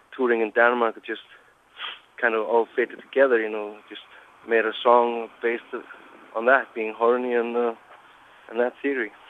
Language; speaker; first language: English; non-native, fluent; Icelandic